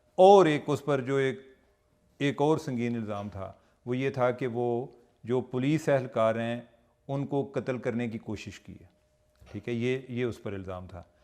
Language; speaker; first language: Urdu; non-native, local second language; Punjabi